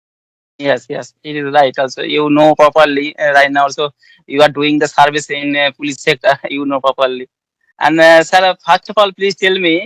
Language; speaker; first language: English; non-native, learner; Bangla